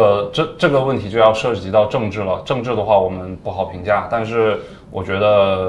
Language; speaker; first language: Chinese; native; Chinese